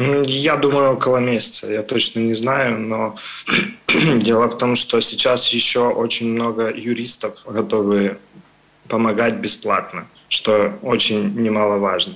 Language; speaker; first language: Ukrainian; non-native, local second language; Russian